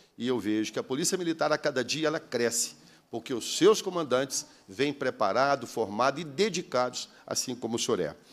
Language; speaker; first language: Portuguese; native; Portuguese